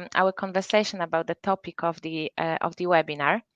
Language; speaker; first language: English; non-native, fluent; Polish